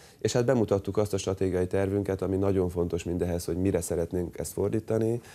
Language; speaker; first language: Hungarian; native; Hungarian